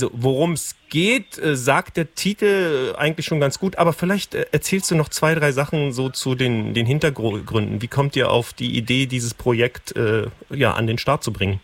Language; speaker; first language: German; native; German